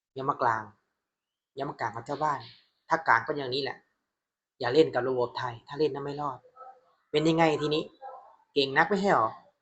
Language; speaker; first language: Thai; non-native, fluent; Burmese